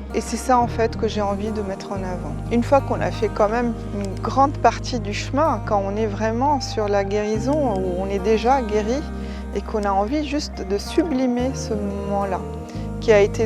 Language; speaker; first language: French; native; French